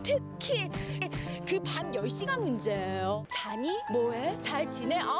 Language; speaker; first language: Korean; native; Korean